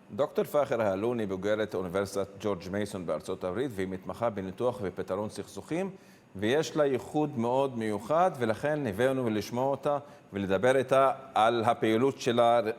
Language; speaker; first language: Hebrew; non-native, local second language; Arabic